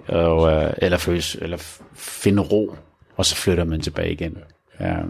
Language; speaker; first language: Danish; early bilingual, other home language; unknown